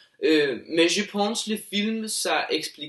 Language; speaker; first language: French; non-native, learner; Norwegian